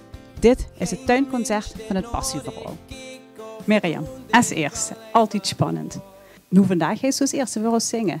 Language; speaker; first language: Dutch; native; Dutch